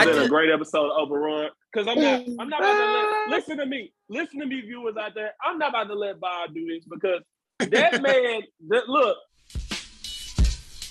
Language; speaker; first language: English; native; English